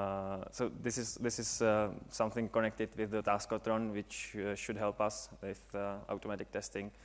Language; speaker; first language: English; non-native, fluent; Czech